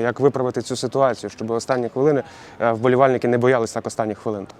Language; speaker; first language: Ukrainian; native; Ukrainian